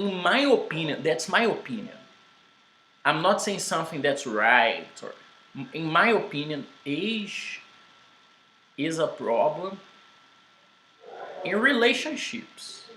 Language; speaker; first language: English; non-native, fluent; Portuguese